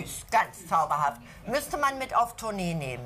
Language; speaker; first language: German; native; German